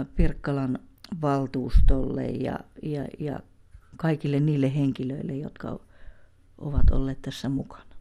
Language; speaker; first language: Finnish; native; Finnish